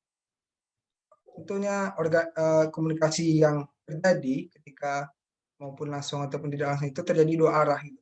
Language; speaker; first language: Indonesian; native; Indonesian